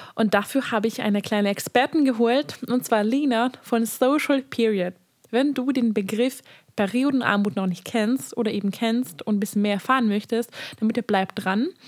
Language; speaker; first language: German; non-native, fluent; Hungarian